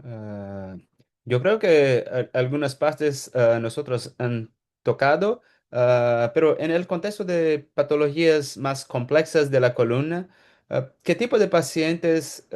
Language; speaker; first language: Spanish; non-native, learner; Portuguese